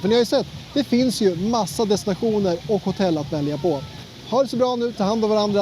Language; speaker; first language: Swedish; native; Swedish